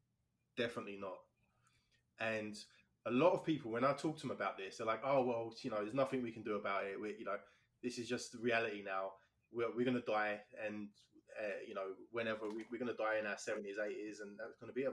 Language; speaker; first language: English; native; English